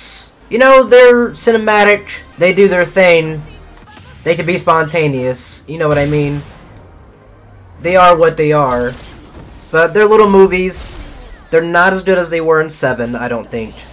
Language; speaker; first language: English; native; English